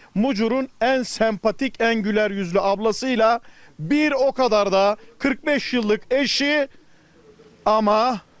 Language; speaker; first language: Turkish; native; Turkish